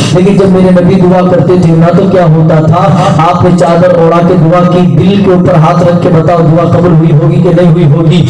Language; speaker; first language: Urdu; non-native, local second language; Gujarati